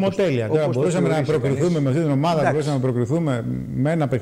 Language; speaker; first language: Greek; native; Greek